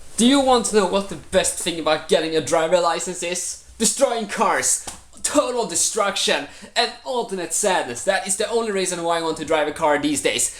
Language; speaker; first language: English; non-native, fluent; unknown